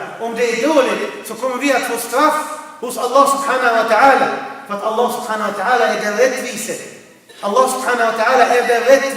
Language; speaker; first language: Swedish; non-native, fluent; Arabic